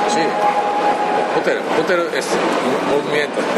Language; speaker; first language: Spanish; non-native, learner; Japanese